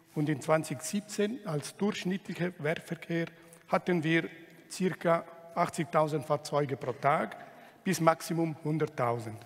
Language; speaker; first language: German; non-native, local second language; Italian